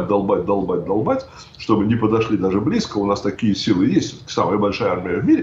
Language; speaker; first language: Russian; native; Russian